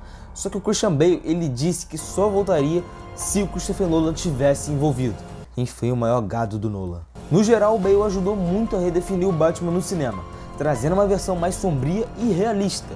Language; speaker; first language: Portuguese; native; Portuguese